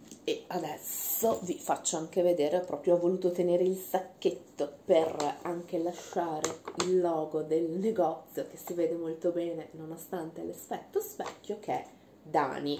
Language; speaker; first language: Italian; native; Italian